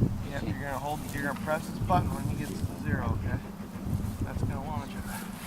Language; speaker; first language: English; native; English